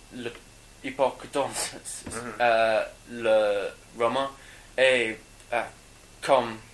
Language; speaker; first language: French; non-native, learner; English